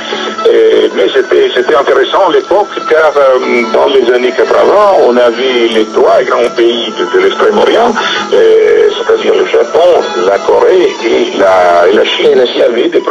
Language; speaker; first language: French; non-native, fluent; Italian